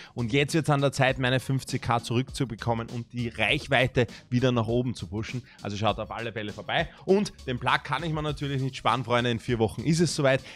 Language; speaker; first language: German; native; German